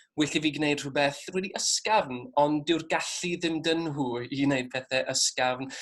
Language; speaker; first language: Welsh; native; Welsh